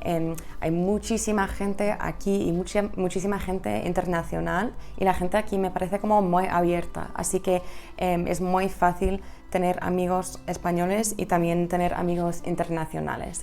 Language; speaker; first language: Spanish; non-native, fluent; English